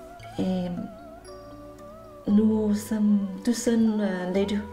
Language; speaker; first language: French; non-native, learner; Vietnamese